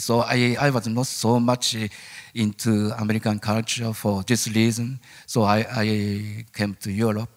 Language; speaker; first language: English; non-native, learner; Japanese